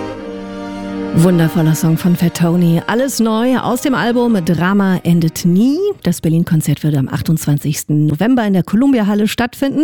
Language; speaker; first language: German; native; German